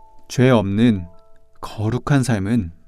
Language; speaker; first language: Korean; native; Korean